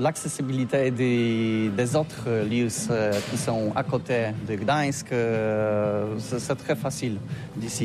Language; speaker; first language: French; non-native, learner; Polish